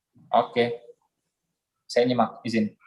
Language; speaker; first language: Indonesian; native; Indonesian